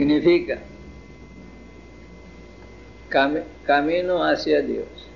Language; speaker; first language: Spanish; non-native, fluent; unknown